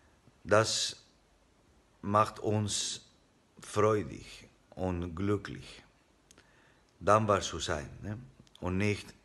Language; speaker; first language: German; non-native, fluent; Spanish